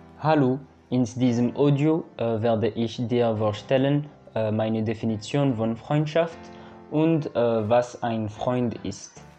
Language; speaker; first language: German; non-native, learner; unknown